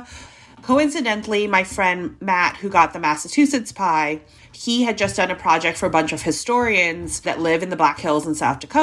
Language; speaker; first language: English; non-native, local second language; Cantonese